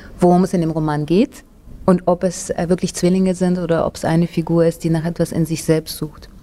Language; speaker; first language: German; early bilingual, other home language; Russian